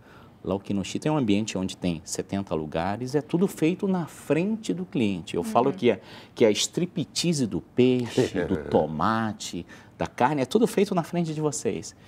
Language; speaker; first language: Portuguese; early bilingual, other home language; Japanese